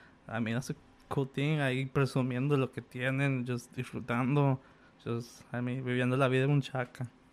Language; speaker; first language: Spanish; early bilingual, other home language; English